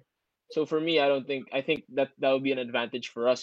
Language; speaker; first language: English; native; English